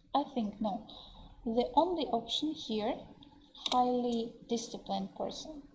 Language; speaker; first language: English; non-native, fluent; Russian